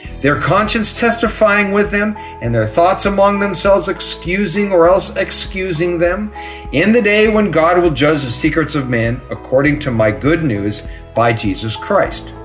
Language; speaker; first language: English; native; English